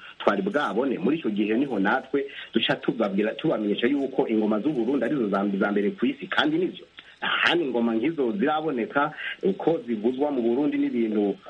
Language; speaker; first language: Rundi; native; Rundi